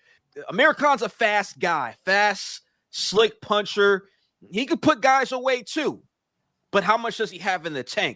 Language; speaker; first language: English; native; English